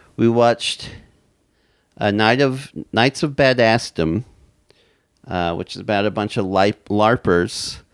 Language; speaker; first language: English; native; English